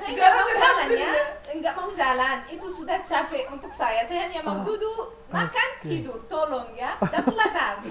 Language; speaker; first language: Indonesian; non-native, learner; Arabic